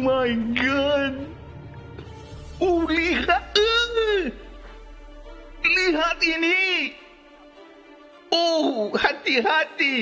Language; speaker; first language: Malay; non-native, learner; Portuguese